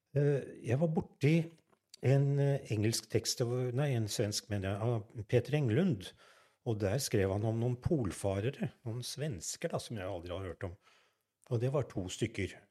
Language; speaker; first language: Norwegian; native; Norwegian